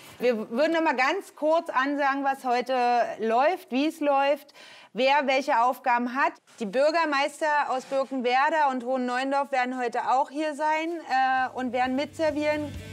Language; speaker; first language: German; native; German